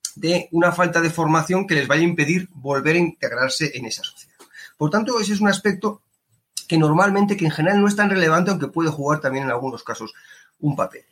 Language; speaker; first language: Spanish; native; Spanish